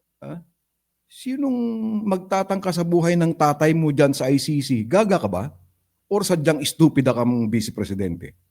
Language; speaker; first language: Filipino; native; Filipino